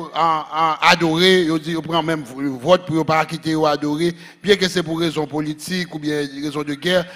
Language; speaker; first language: French; native; French